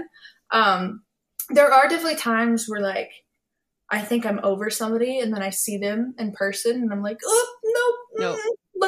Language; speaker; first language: English; native; English